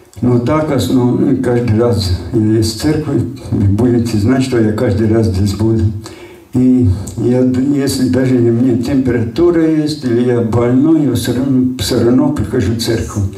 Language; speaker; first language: Russian; non-native, local second language; Latvian